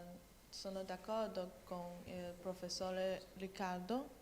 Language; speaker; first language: Italian; non-native, learner; Chinese